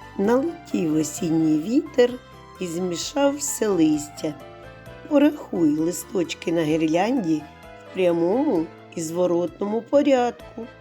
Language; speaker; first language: Ukrainian; native; Ukrainian